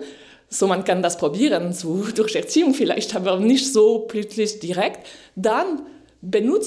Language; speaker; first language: German; non-native, fluent; French